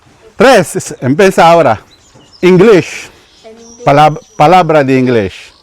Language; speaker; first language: Spanish; non-native, learner; Filipino